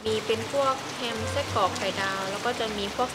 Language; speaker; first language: Thai; native; Thai